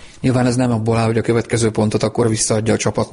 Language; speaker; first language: Hungarian; native; Hungarian